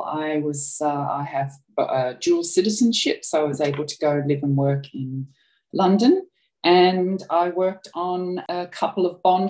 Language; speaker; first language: English; native; English